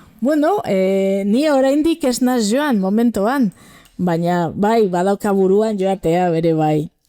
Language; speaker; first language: Basque; non-native, local second language; Spanish